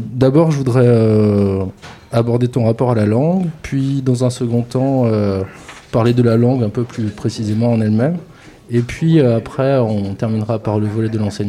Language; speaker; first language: French; native; French